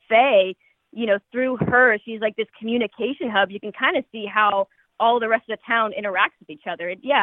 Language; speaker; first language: English; native; English